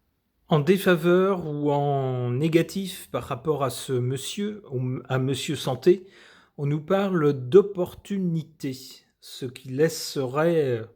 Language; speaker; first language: French; native; French